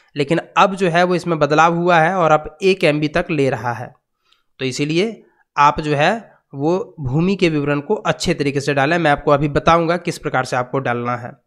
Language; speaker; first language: Hindi; native; Hindi